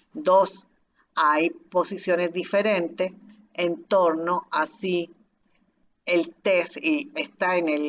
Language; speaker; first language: Spanish; native; Spanish